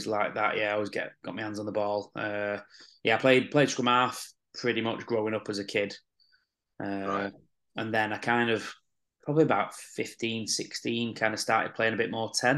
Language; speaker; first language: English; native; English